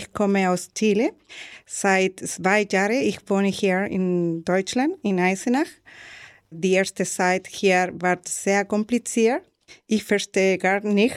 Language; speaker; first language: German; non-native, learner; Spanish